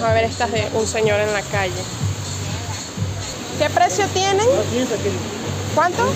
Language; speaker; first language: Spanish; native; Spanish